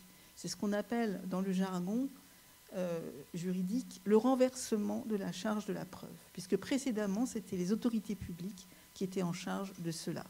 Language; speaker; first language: French; native; French